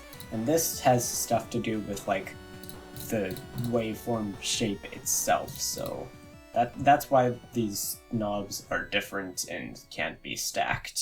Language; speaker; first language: English; native; English